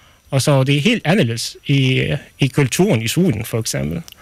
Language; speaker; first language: Danish; non-native, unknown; Arabic